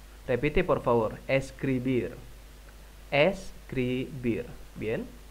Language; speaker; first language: Spanish; non-native, fluent; Indonesian